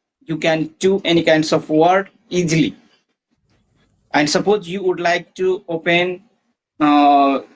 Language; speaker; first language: English; non-native, learner; Maithili